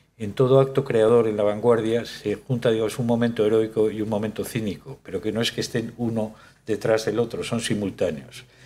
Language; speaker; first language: Spanish; native; Spanish